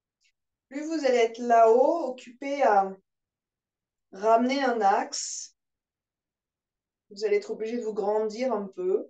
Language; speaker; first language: French; native; French